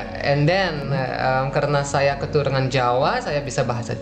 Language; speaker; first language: Indonesian; non-native, fluent; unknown